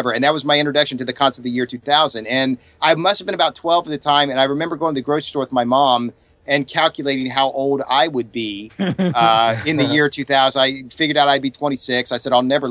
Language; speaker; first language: English; native; English